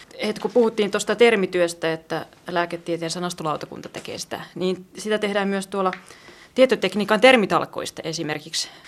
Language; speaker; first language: Finnish; native; Finnish